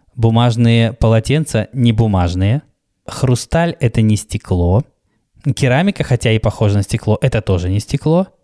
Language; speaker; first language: Russian; native; Russian